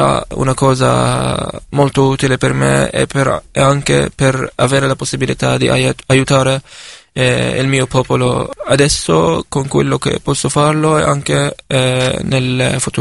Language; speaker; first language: Italian; non-native, fluent; Arabic